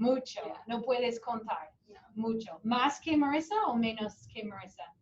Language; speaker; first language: Spanish; non-native, fluent; English